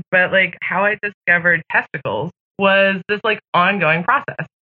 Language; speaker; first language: English; native; English